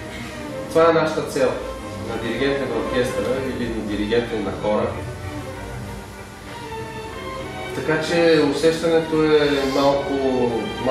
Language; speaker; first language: Bulgarian; native; Bulgarian